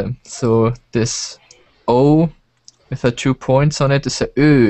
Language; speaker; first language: English; non-native, learner; German